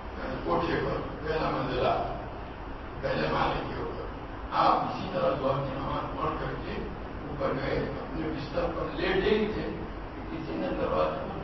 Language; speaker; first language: Urdu; non-native, local second language; Gujarati